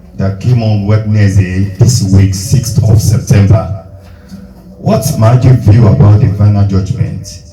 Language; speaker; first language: English; non-native, local second language; Yoruba